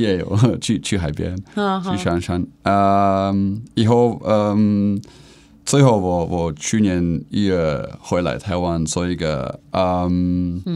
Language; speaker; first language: Chinese; non-native, learner; Czech